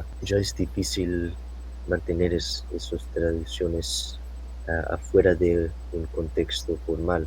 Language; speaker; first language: Spanish; non-native, fluent; English